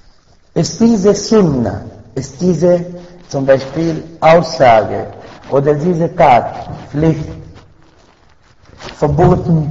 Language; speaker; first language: German; non-native, fluent; Arabic